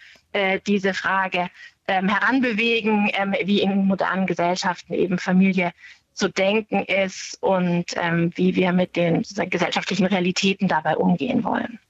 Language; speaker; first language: German; native; German